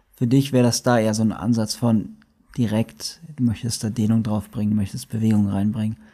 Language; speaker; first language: German; native; German